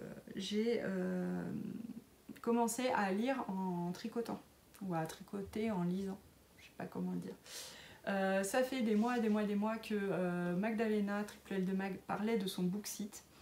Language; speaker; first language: French; native; French